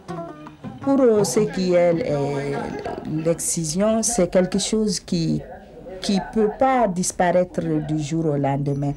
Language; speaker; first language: French; non-native, local second language; Bambara